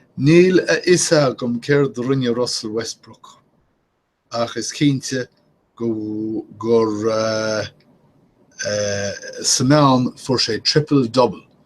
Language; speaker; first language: Irish; native; Irish